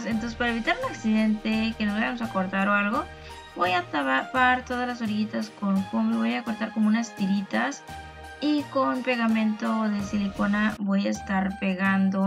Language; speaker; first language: Spanish; native; Spanish